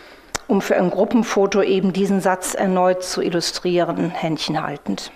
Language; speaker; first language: German; native; German